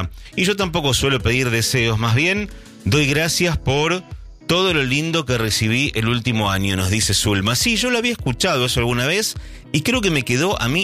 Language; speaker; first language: Spanish; native; Spanish